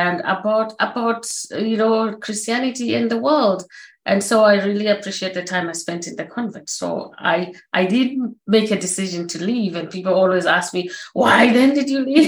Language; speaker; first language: English; non-native, local second language; Shona